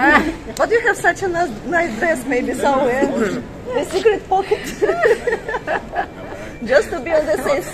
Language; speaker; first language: English; non-native, fluent; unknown